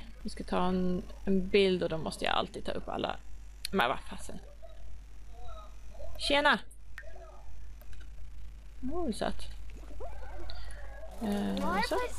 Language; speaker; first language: Swedish; native; Swedish